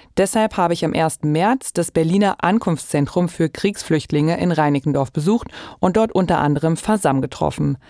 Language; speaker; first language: German; native; German